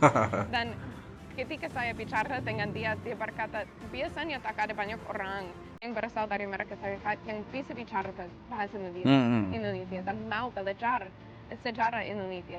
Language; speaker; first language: Indonesian; non-native, learner; English